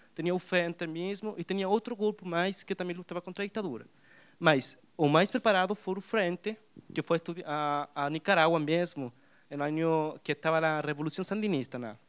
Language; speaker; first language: Portuguese; non-native, learner; Spanish